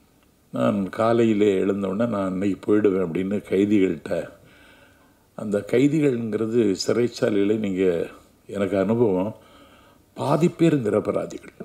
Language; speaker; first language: Tamil; native; Tamil